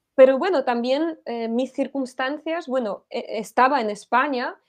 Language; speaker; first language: Spanish; non-native, fluent; Polish